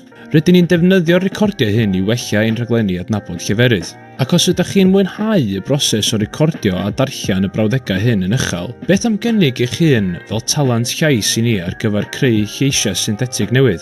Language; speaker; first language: Welsh; native; Welsh